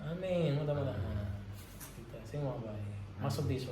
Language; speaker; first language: Indonesian; non-native, learner; Arabic